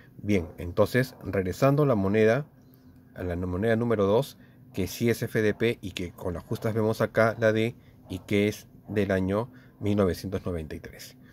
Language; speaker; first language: Spanish; native; Spanish